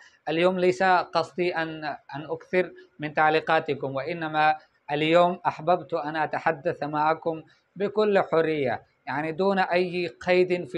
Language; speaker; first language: Arabic; non-native, fluent; Urdu